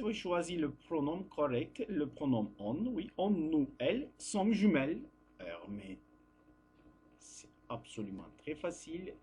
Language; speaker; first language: French; non-native, fluent; Turkish